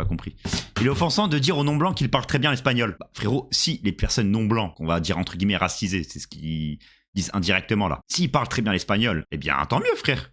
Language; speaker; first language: French; native; French